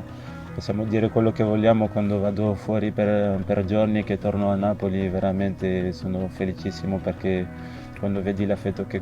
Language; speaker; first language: Italian; non-native, fluent; French